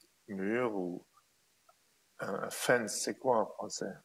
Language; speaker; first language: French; non-native, fluent; German